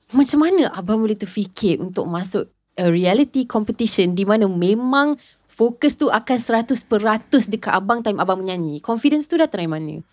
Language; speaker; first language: Malay; non-native, local second language; English